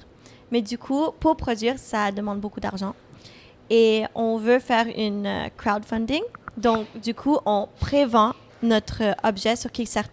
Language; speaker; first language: French; non-native, fluent; English